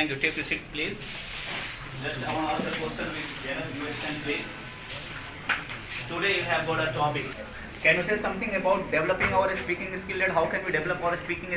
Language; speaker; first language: English; non-native, local second language; Hindi